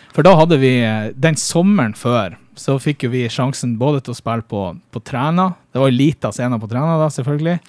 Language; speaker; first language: Norwegian; native; Norwegian